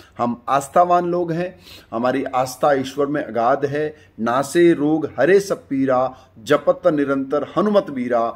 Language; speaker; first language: Hindi; native; Hindi